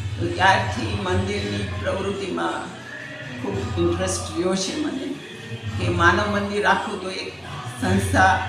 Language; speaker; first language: Gujarati; early bilingual, heritage; Gujarati